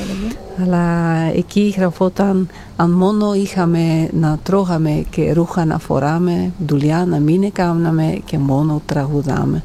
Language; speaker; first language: Greek; non-native, fluent; Italian